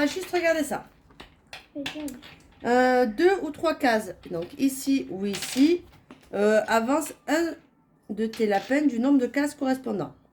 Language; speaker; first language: French; native; French